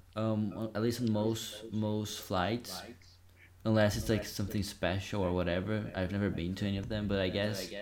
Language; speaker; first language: English; non-native, fluent; Portuguese